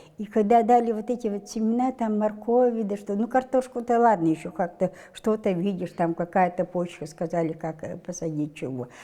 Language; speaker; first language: Russian; non-native, local second language; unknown